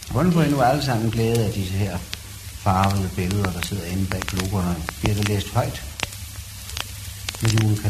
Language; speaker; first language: Danish; native; Danish